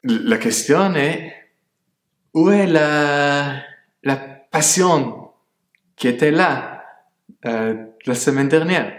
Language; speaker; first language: French; non-native, fluent; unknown